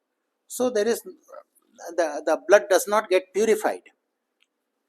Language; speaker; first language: English; non-native, local second language; Kannada